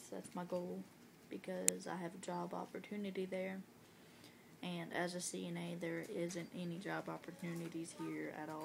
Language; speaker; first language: English; native; English